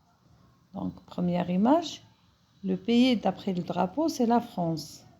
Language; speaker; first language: French; non-native, fluent; Arabic